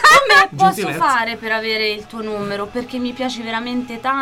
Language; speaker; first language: Italian; native; Italian